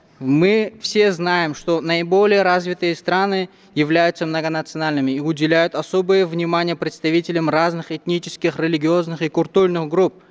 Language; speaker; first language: Russian; non-native, local second language; Uzbek